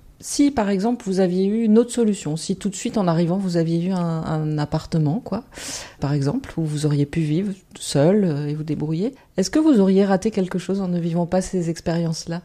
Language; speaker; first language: French; native; French